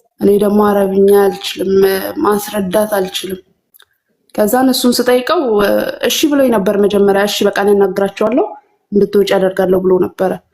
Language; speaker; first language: Amharic; native; Amharic